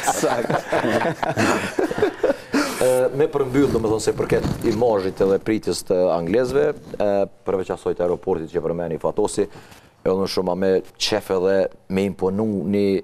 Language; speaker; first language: Albanian; native; Albanian